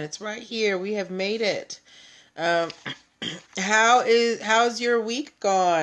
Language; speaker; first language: English; native; English